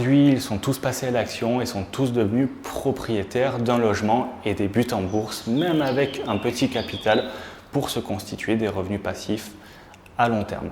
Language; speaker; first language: French; native; French